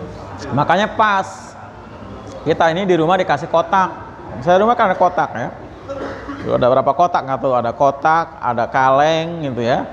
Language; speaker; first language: Indonesian; native; Indonesian